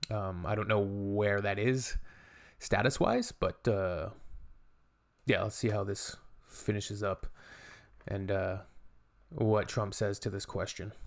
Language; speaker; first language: English; native; English